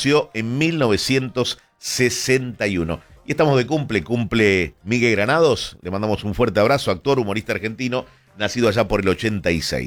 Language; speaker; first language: Spanish; native; Spanish